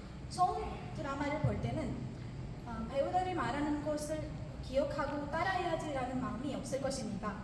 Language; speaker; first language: Korean; non-native, fluent; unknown